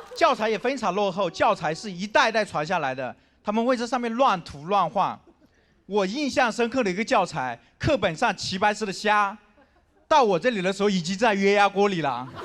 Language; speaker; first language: Chinese; non-native, local second language; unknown